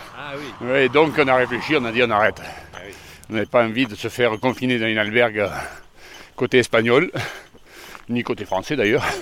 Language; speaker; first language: French; native; French